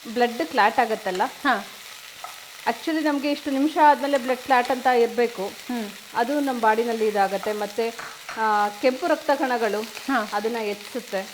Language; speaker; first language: Kannada; native; Kannada